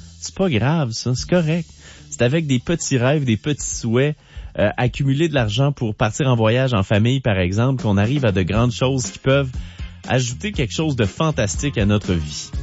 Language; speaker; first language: French; native; French